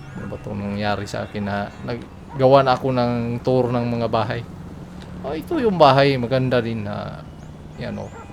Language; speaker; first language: Filipino; non-native, local second language; Cebuano